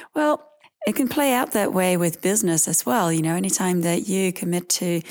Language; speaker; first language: English; early bilingual, other home language; Dutch